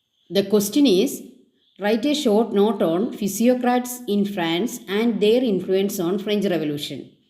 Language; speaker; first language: English; non-native, local second language; Malayalam